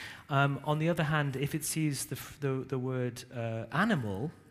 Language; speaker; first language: English; native; English